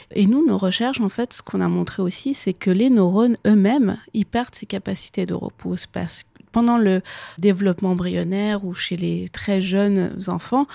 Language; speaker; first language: French; early bilingual, other home language; Persian